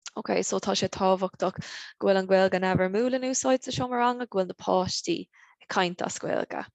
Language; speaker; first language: Irish; non-native, local second language; English